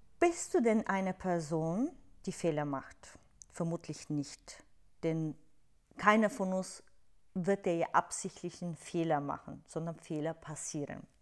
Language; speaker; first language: German; non-native, fluent; Bulgarian